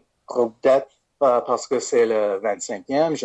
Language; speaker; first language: French; non-native, fluent; English